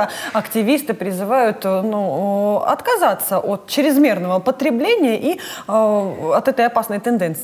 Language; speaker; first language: Russian; native; Russian